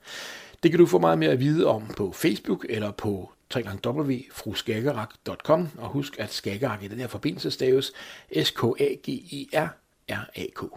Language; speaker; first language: Danish; native; Danish